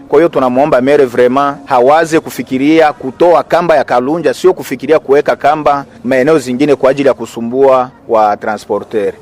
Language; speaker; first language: Swahili; native; Swahili